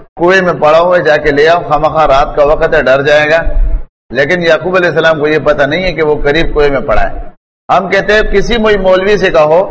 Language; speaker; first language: Urdu; non-native, local second language; Pashto